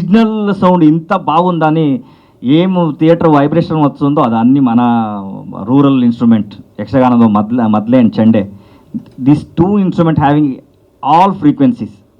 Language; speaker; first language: Telugu; non-native, learner; Kannada